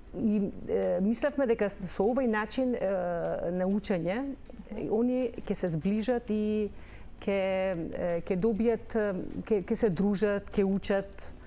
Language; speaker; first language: Macedonian; non-native, local second language; Albanian